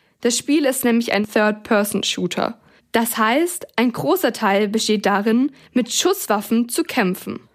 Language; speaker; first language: German; native; German